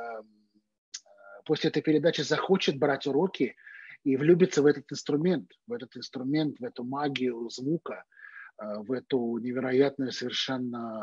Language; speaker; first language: Russian; native; Russian